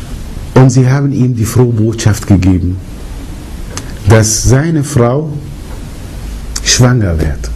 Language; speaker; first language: German; early bilingual, other home language; Arabic